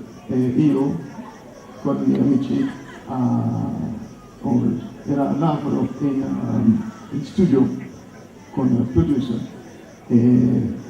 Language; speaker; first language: Italian; non-native, learner; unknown